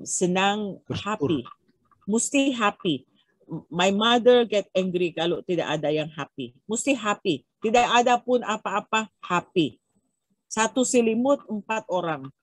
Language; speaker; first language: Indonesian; non-native, learner; Filipino